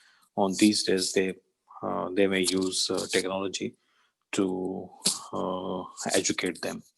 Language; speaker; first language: English; non-native, learner; Urdu